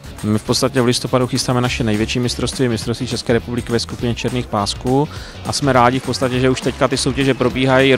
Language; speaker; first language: Czech; native; Czech